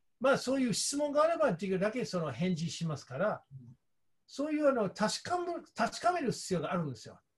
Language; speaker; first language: Japanese; non-native, fluent; English